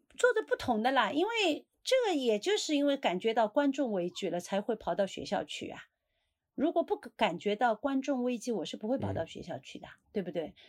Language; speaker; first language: Chinese; native; Chinese